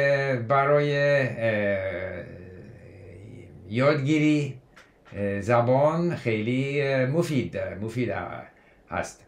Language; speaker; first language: Persian; non-native, learner; English